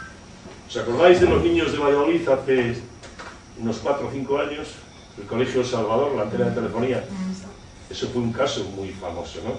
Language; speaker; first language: Spanish; native; Spanish